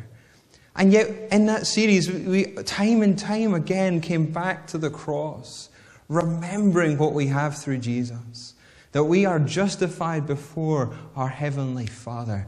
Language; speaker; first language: English; native; English